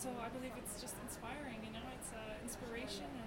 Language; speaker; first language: English; non-native, fluent; Russian